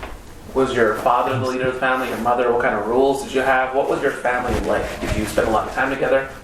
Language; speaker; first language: English; native; English